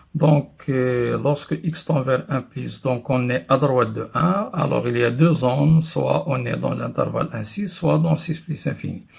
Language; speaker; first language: French; non-native, local second language; Arabic